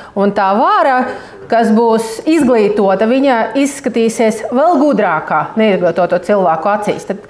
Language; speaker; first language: Latvian; non-native, local second language; Russian